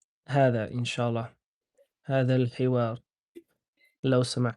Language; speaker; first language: Arabic; non-native, fluent; English